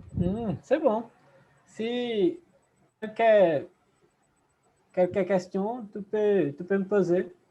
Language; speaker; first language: French; non-native, learner; Portuguese